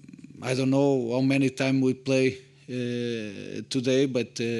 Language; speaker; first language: English; non-native, fluent; Portuguese